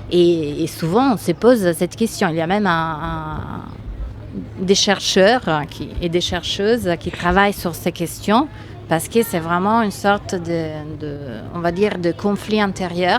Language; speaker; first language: French; non-native, fluent; Italian